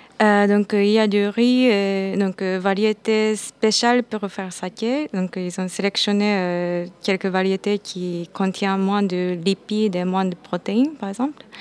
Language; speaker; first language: French; non-native, fluent; Japanese